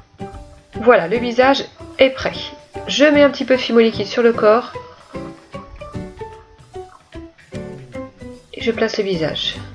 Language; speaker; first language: French; native; French